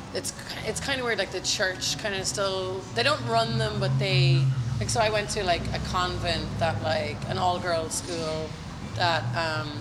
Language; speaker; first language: English; native; English